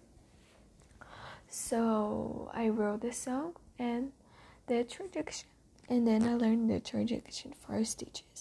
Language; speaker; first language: English; non-native, learner; Portuguese